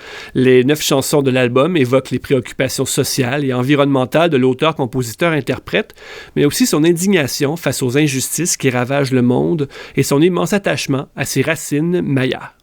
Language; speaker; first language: French; native; French